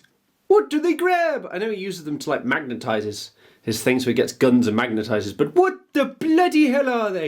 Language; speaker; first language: English; native; English